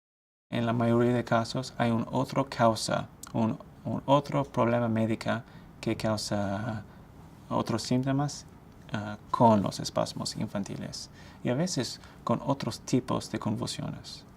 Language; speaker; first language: Spanish; non-native, fluent; English